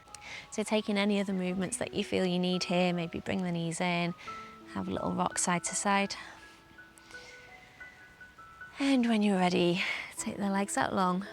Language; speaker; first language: English; native; English